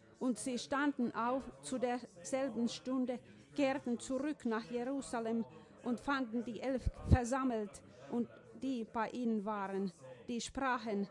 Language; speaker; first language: German; non-native, fluent; Finnish